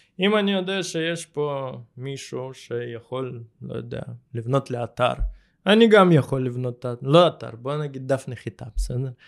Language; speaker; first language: Hebrew; early bilingual, other home language; Russian